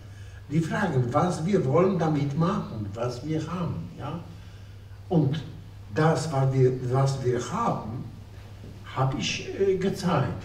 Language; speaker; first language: German; non-native, fluent; Polish